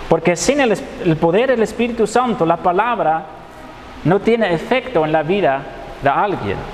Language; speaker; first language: Spanish; non-native, fluent; Dutch